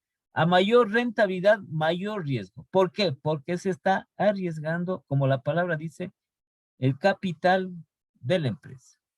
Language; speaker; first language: Spanish; native; Spanish